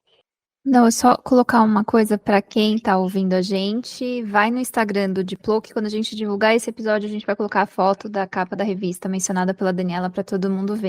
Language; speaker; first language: Portuguese; native; Portuguese